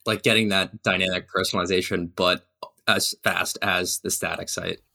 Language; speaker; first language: English; native; English